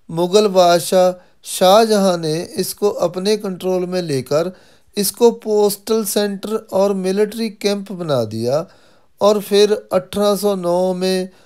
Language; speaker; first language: Hindi; non-native, local second language; Punjabi